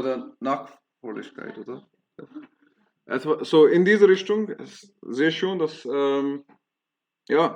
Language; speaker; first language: German; non-native, fluent; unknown